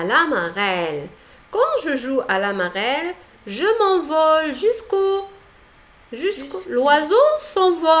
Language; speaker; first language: French; non-native, local second language; Arabic